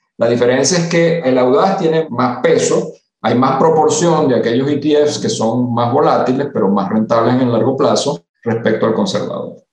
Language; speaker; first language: Spanish; early bilingual, other home language; Italian